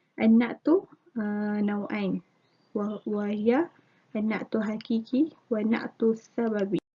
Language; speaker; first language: Arabic; non-native, learner; Malay